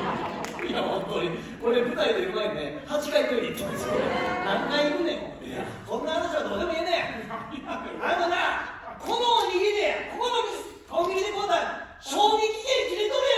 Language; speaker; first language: Japanese; native; Japanese